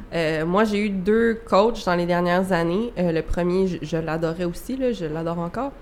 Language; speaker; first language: French; native; French